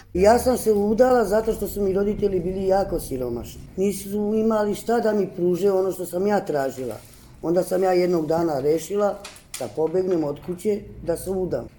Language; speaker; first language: Serbian; non-native, local second language; Romany